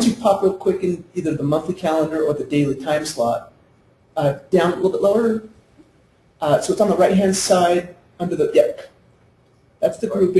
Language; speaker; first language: English; native; English